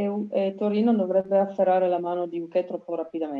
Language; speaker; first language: Italian; native; Italian